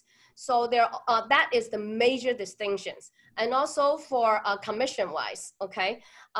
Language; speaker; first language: English; non-native, local second language; Cantonese